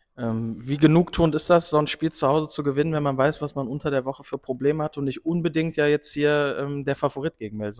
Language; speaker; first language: German; native; German